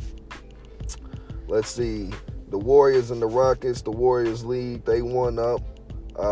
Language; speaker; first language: English; native; English